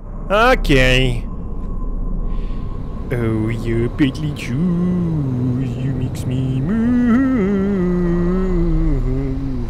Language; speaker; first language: English; non-native, learner; Russian